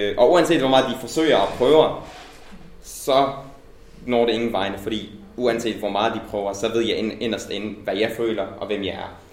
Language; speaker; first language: Danish; early bilingual, other home language; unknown